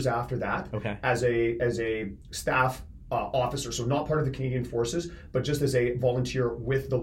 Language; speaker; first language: English; native; English